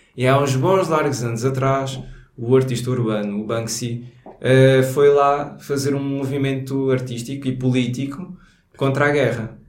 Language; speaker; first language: Portuguese; native; Portuguese